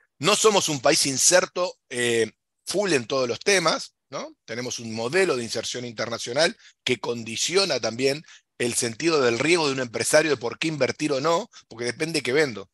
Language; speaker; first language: Spanish; native; Spanish